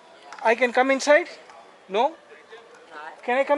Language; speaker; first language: English; non-native, local second language; Telugu